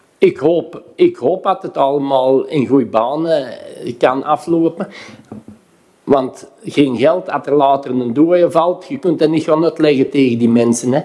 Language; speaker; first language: Dutch; native; Dutch